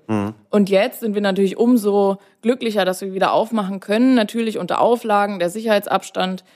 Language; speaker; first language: German; native; German